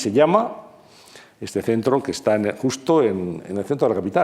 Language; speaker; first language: Spanish; native; Spanish